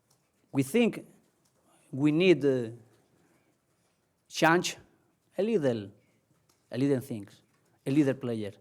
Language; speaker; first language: English; non-native, learner; Spanish